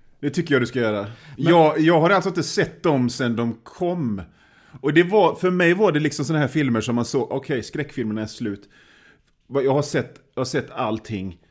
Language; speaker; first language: Swedish; native; Swedish